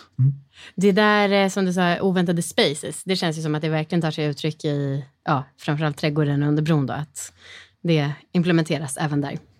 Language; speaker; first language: Swedish; native; Swedish